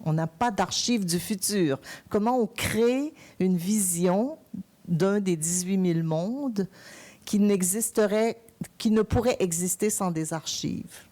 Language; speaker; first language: French; native; French